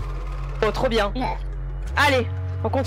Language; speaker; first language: French; native; French